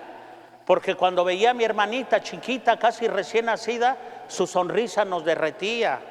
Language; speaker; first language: Spanish; native; Spanish